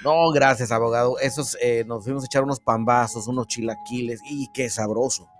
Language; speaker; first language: Spanish; native; Spanish